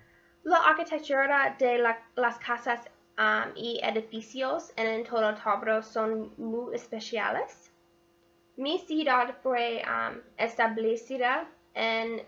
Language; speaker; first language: Spanish; non-native, learner; English